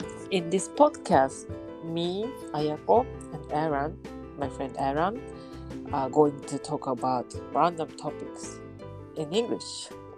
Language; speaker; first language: English; non-native, fluent; Japanese